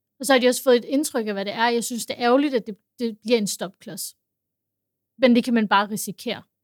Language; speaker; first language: Danish; early bilingual, other home language; Urdu